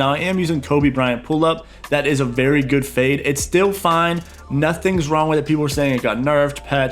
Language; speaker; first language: English; native; English